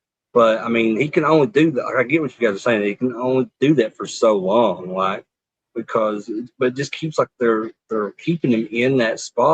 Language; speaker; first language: English; native; English